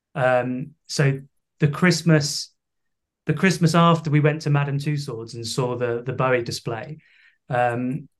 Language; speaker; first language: English; native; English